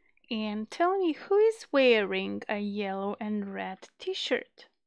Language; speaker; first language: English; non-native, fluent; Macedonian